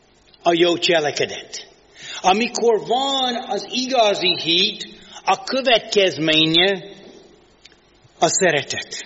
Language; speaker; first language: Hungarian; non-native, fluent; English